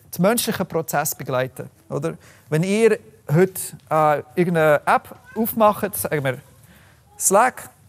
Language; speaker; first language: German; non-native, fluent; English